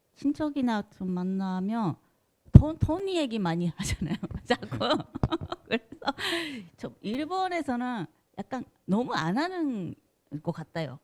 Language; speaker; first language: Korean; non-native, fluent; Japanese